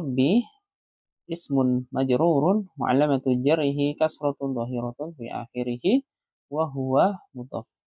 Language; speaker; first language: Arabic; non-native, learner; Indonesian